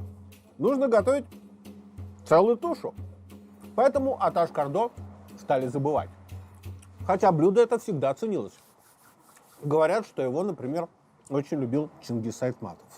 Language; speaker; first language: Russian; native; Russian